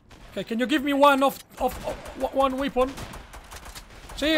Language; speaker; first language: English; non-native, learner; Italian